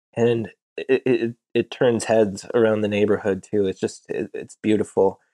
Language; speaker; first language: English; native; English